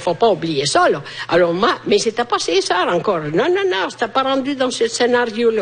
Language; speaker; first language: French; non-native, fluent; Italian